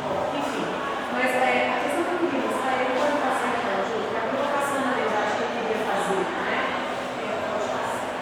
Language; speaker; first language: Portuguese; native; Portuguese